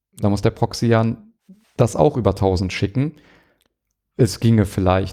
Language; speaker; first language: German; native; German